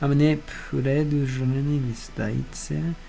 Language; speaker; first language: Russian; non-native, learner; English